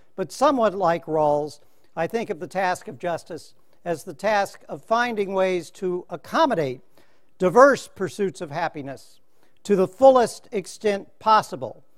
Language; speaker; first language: English; native; English